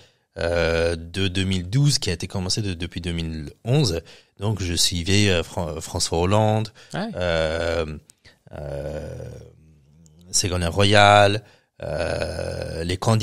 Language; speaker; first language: French; non-native, fluent; Persian